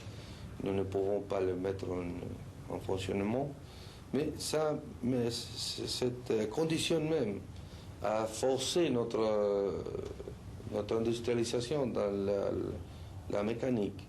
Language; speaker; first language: French; non-native, fluent; Spanish